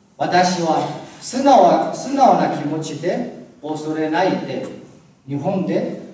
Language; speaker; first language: Japanese; non-native, learner; Chinese